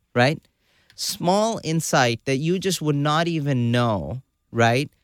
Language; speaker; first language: English; non-native, local second language; Urdu